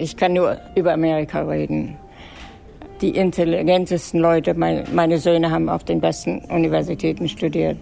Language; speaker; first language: German; native; German